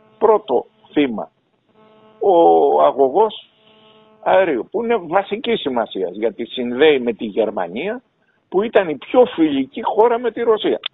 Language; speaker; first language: Greek; native; Greek